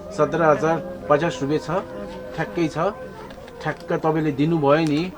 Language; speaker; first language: Nepali; non-native, local second language; Tibetan